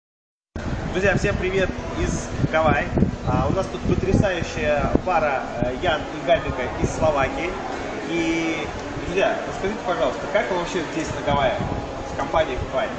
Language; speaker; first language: Russian; native; Russian